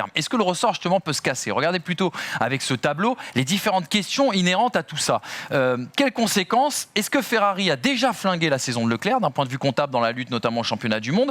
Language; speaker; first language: French; native; French